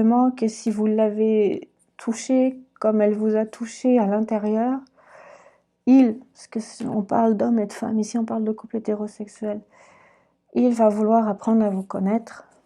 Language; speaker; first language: French; native; French